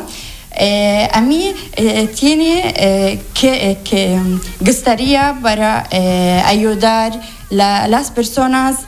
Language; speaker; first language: Spanish; non-native, learner; Arabic